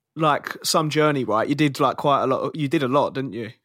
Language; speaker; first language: English; native; English